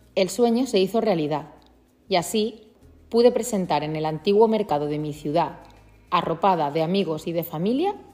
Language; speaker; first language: Spanish; native; Spanish